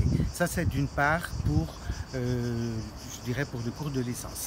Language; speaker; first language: French; non-native, fluent; Portuguese